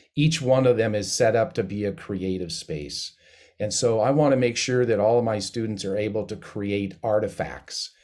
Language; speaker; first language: English; native; English